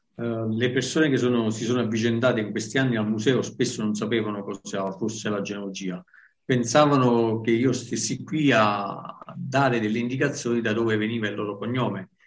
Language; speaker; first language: Italian; native; Italian